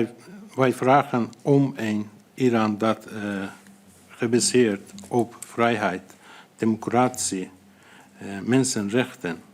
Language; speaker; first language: Dutch; non-native, fluent; Azerbaijani